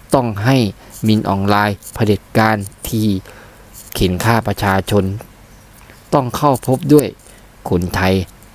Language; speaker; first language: Thai; native; Thai